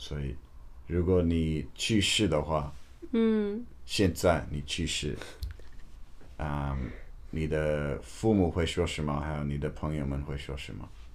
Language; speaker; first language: Chinese; non-native, learner; English